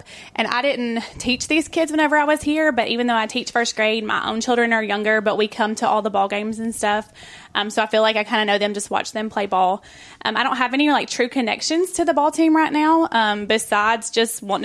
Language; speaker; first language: English; native; English